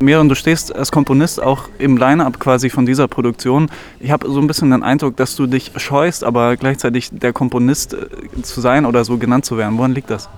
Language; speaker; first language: German; native; German